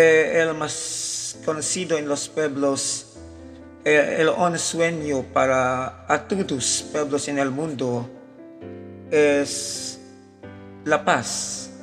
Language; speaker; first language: Spanish; non-native, learner; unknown